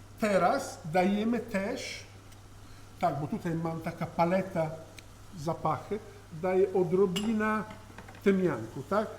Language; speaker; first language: Polish; non-native, learner; Italian